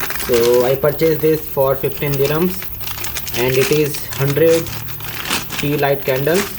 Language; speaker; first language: English; non-native, local second language; Hindi